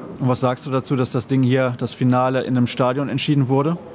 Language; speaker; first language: German; native; German